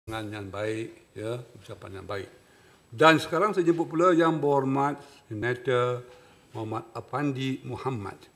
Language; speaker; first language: Malay; native; Malay